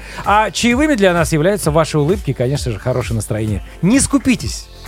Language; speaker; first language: Russian; native; Russian